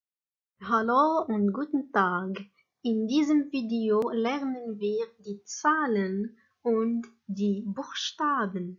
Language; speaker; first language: German; non-native, fluent; Arabic